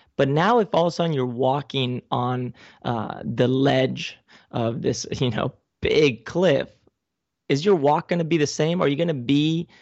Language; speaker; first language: English; non-native, fluent; Spanish